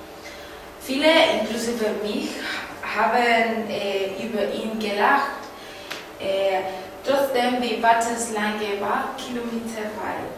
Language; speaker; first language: German; non-native, fluent; Spanish